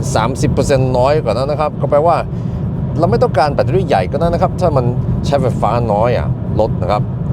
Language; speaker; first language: Thai; non-native, fluent; Swedish